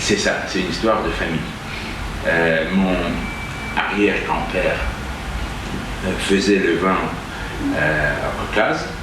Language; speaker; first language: French; non-native, fluent; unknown